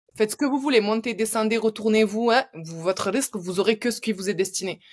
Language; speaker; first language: French; native; French